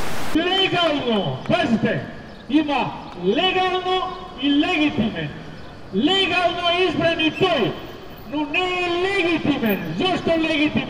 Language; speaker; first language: Macedonian; native; Macedonian